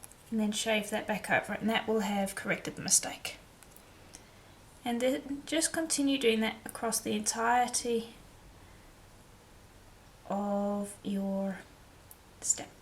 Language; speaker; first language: English; native; English